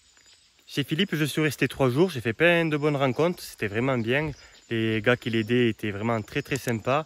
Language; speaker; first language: French; native; French